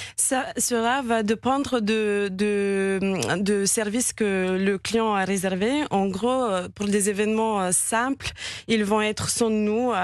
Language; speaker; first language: French; non-native, fluent; Bulgarian